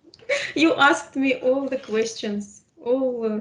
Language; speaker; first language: English; non-native, fluent; Russian